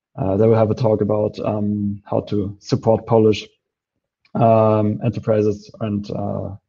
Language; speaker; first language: English; non-native, fluent; Polish